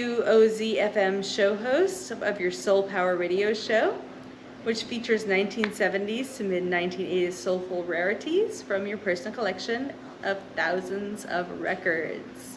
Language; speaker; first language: English; native; English